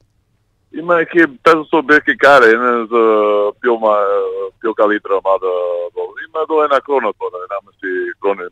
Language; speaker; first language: Greek; non-native, learner; Portuguese